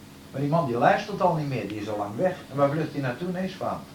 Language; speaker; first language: Dutch; native; Dutch